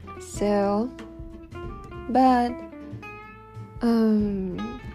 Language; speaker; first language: English; non-native, learner; Japanese